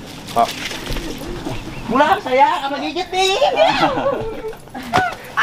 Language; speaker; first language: Indonesian; non-native, local second language; Sundanese